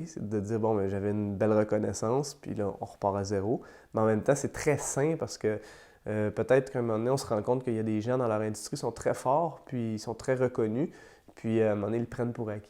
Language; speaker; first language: French; native; French